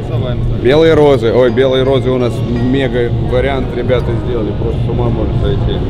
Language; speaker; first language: Russian; native; Russian